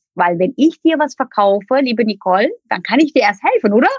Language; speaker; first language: German; non-native, fluent; Turkish